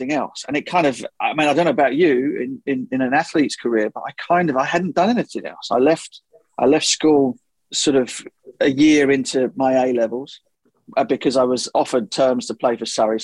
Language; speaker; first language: English; native; English